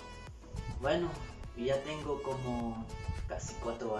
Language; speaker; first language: Spanish; non-native, learner; Haitian Creole